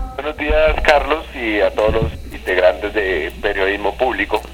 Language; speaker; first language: Spanish; native; Spanish